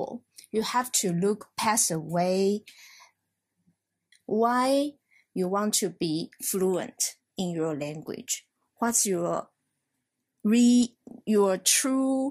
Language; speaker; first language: English; non-native, fluent; Chinese